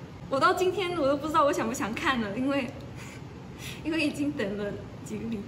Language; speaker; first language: Chinese; early bilingual, heritage; Chinese